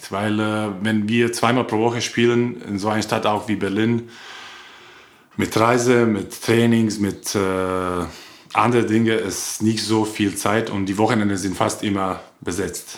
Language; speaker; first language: German; non-native, learner; Croatian